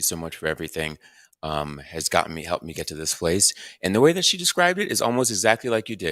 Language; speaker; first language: English; native; English